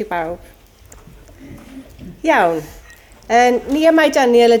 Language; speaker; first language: Welsh; native; Welsh